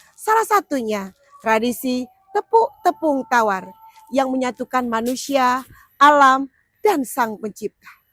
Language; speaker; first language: Indonesian; native; Indonesian